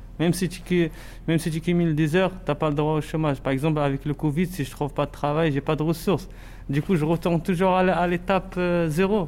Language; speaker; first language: French; non-native, local second language; Arabic